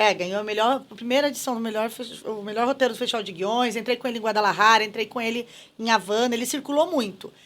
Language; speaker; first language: Portuguese; native; Portuguese